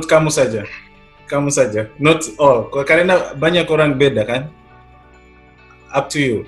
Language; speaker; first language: Indonesian; non-native, learner; English